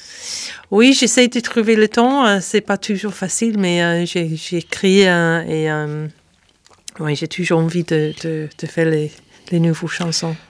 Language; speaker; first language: French; non-native, fluent; English